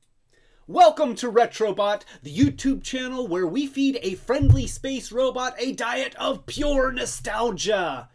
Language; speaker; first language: English; native; English